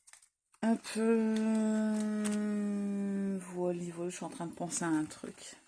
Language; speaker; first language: French; native; French